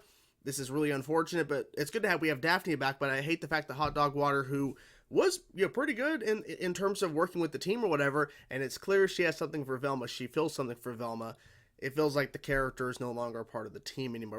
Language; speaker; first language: English; native; English